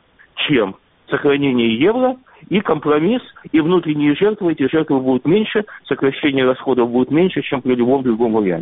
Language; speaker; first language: Russian; native; Russian